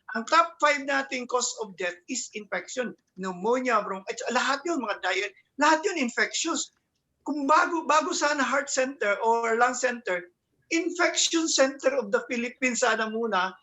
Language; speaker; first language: Filipino; native; Filipino